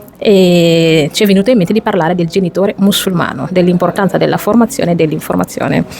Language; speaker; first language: Italian; non-native, fluent; Fula